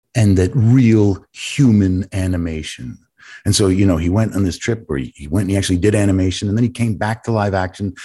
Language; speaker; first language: English; native; English